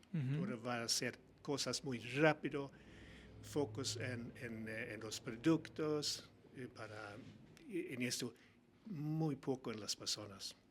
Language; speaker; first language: Spanish; non-native, learner; Swedish